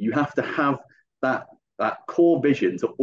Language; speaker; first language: English; native; English